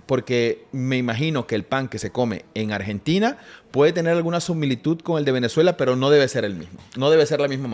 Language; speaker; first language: Spanish; native; Spanish